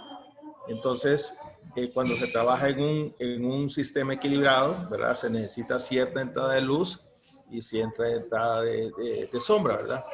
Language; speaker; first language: Spanish; native; Spanish